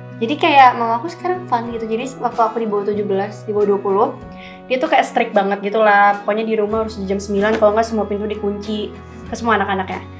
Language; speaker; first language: Indonesian; native; Indonesian